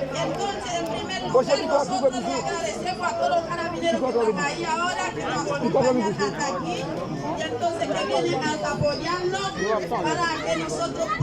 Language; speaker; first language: Spanish; non-native, fluent; Haitian Creole